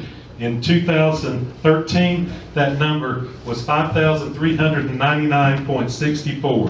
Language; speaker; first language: English; native; English